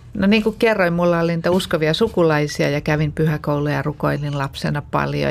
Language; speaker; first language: Finnish; native; Finnish